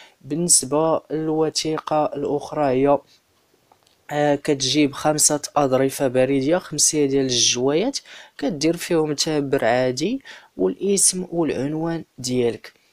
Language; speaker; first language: Arabic; native; Arabic